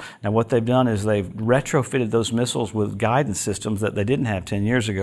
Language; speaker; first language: English; native; English